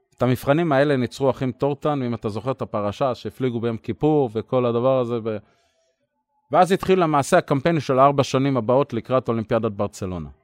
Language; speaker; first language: Hebrew; native; Hebrew